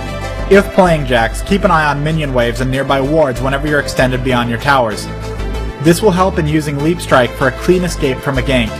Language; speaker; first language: English; native; English